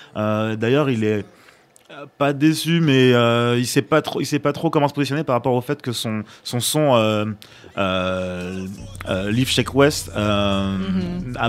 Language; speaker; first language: French; native; French